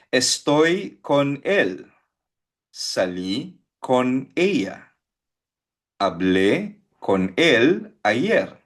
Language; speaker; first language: Spanish; non-native, fluent; Filipino